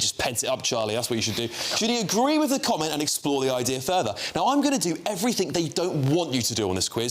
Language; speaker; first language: English; native; English